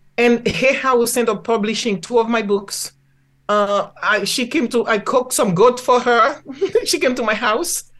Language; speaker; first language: English; non-native, fluent; Haitian Creole